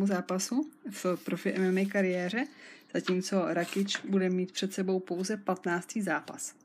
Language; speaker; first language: Czech; native; Czech